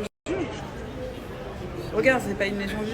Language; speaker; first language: French; native; French